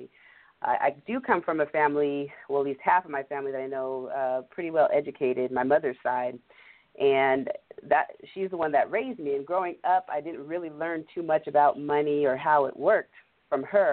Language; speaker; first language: English; native; English